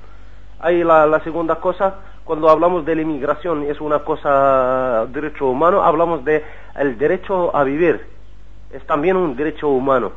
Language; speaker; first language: Spanish; non-native, learner; Arabic